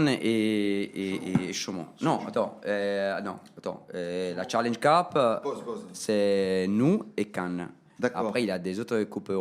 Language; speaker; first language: French; non-native, learner; Italian